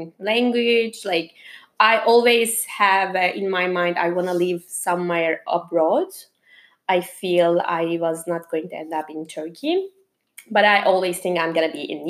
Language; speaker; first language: English; non-native, fluent; Turkish